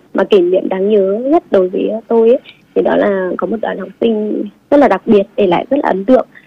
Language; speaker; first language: Vietnamese; native; Vietnamese